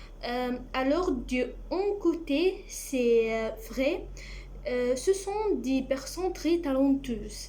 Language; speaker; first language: French; non-native, learner; Arabic